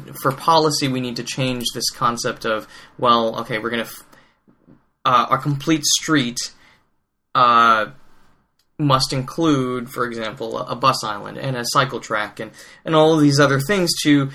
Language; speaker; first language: English; native; English